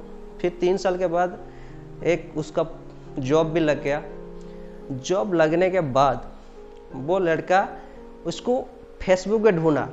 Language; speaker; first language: Hindi; non-native, local second language; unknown